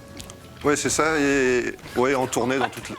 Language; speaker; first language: French; native; French